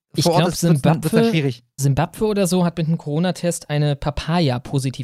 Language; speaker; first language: German; native; German